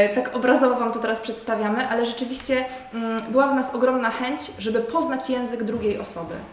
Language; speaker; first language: Polish; native; Polish